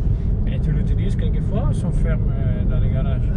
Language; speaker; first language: French; non-native, fluent; Italian